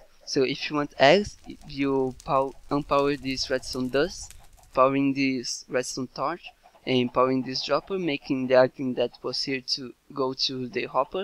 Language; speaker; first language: English; non-native, fluent; Portuguese